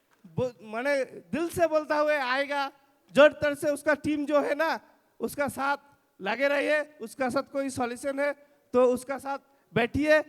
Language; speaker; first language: Hindi; non-native, local second language; Bangla